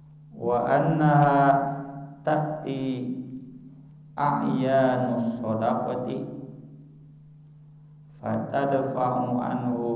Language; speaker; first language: Arabic; non-native, fluent; Sundanese